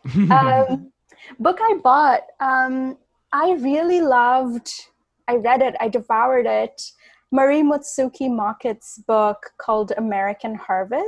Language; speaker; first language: English; non-native, local second language; Bangla